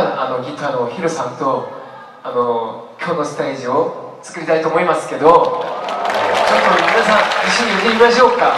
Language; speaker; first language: Japanese; non-native, fluent; Korean